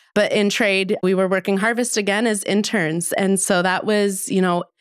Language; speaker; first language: English; native; English